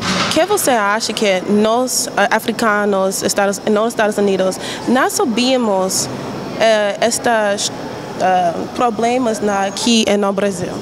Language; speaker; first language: Portuguese; non-native, learner; English